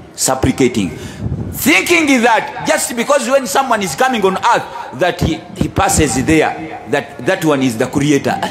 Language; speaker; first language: English; non-native, local second language; Ganda